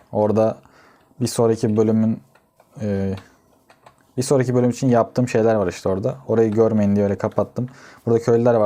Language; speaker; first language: Turkish; native; Turkish